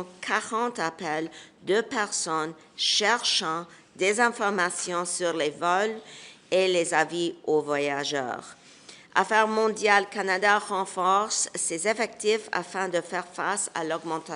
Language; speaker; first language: French; non-native, local second language; English